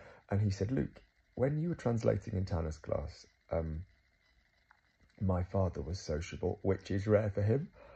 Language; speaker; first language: English; native; English